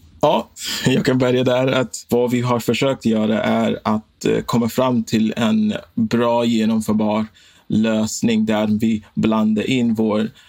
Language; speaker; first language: Swedish; non-native, fluent; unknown